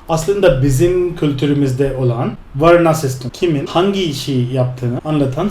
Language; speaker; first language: Turkish; non-native, fluent; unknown